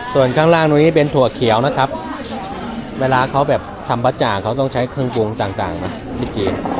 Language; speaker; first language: Thai; non-native, fluent; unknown